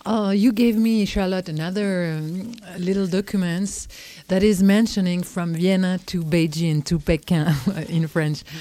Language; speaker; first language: English; non-native, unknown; French